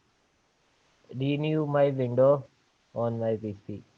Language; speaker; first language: English; non-native, learner; Urdu